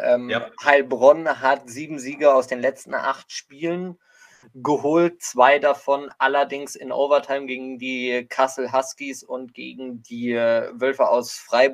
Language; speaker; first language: German; native; German